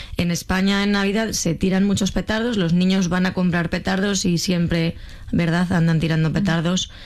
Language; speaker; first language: Spanish; native; Spanish